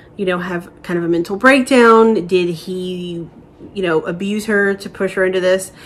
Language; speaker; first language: English; native; English